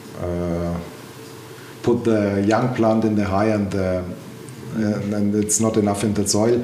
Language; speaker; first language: English; non-native, learner; German